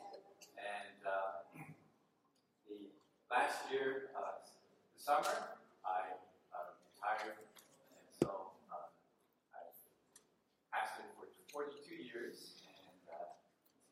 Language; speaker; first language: English; native; English